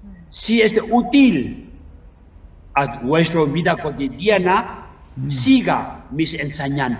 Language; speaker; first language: Spanish; non-native, learner; Tibetan